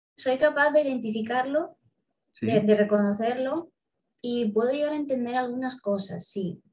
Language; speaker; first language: Spanish; early bilingual, other home language; Russian